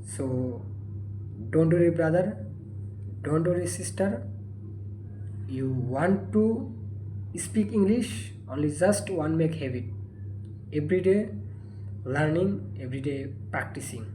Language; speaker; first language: English; non-native, learner; Bangla